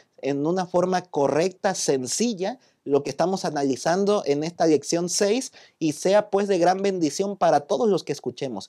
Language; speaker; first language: Spanish; native; Spanish